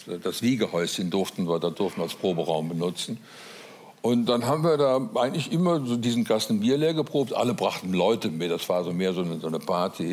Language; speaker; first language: German; native; German